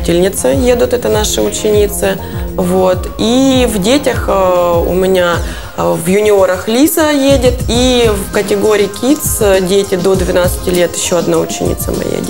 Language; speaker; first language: Russian; native; Russian